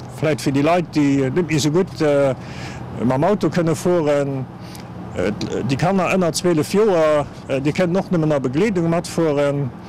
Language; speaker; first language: German; non-native, local second language; Luxembourgish